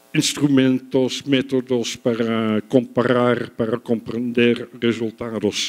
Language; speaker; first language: Spanish; non-native, fluent; Dutch